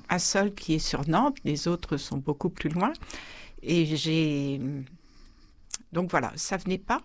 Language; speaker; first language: French; native; French